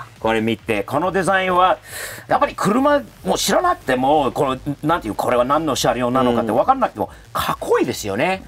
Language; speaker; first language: Japanese; non-native, fluent; English